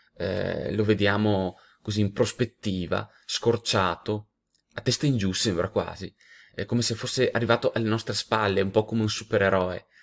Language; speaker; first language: Italian; native; Italian